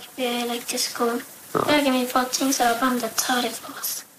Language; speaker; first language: Danish; early bilingual, heritage; Danish